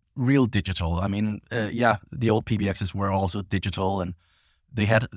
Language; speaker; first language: English; non-native, fluent; Danish